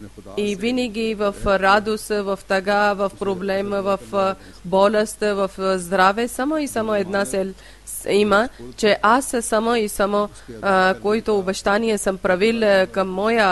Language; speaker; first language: Bulgarian; non-native, learner; Urdu